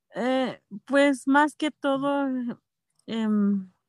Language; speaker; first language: Spanish; non-native, local second language; Kʼicheʼ